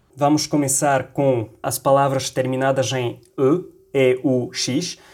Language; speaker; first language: Portuguese; non-native, fluent; Arabic